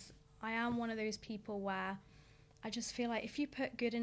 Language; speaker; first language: English; native; English